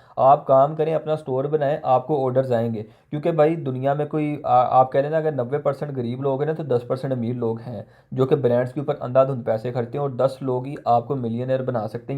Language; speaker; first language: Urdu; non-native, local second language; Punjabi